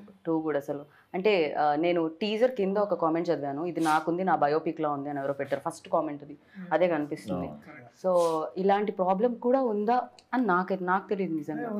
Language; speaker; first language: Telugu; native; Telugu